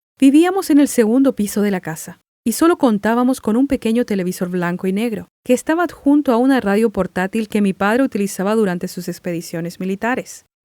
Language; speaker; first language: Spanish; non-native, local second language; Guarani